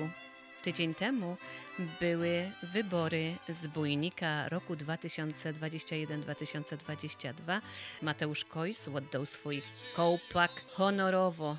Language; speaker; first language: Polish; native; Polish